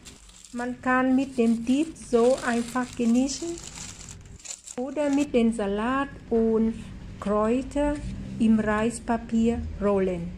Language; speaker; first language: German; non-native, fluent; Vietnamese